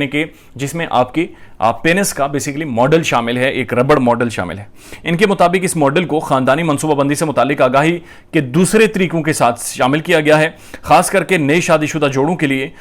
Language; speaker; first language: Urdu; native; Urdu